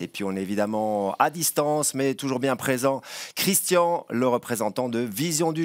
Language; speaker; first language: French; native; French